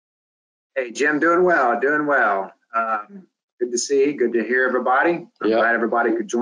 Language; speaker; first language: English; native; English